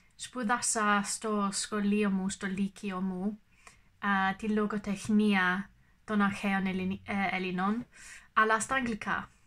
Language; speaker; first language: Greek; non-native, learner; English